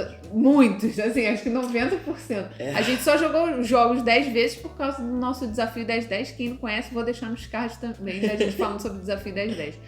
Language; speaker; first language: Portuguese; native; Portuguese